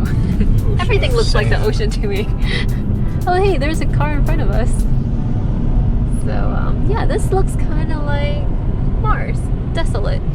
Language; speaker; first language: English; native; English